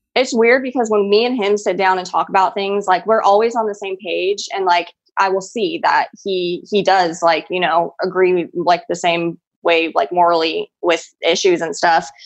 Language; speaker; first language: English; early bilingual, other home language; Spanish